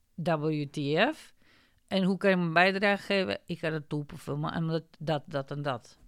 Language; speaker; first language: Dutch; non-native, fluent; Macedonian